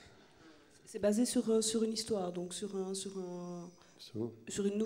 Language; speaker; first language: French; native; French